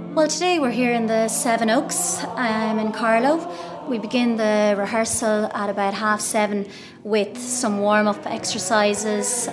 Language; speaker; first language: English; native; English